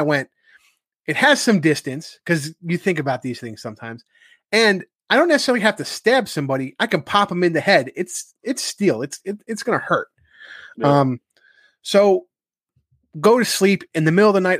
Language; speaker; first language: English; native; English